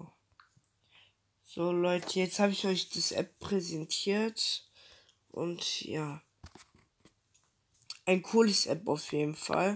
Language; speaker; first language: German; early bilingual, other home language; Turkish